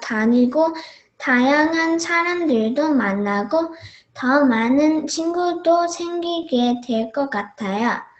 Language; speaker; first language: Korean; early bilingual, heritage; Korean